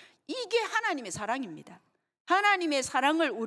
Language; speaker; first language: Korean; native; Korean